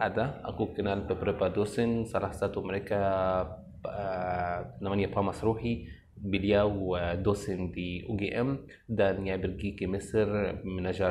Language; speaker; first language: Indonesian; non-native, fluent; Arabic